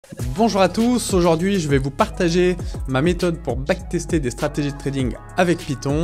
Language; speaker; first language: French; native; French